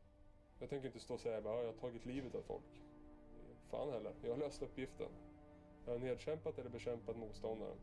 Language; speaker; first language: Swedish; native; Swedish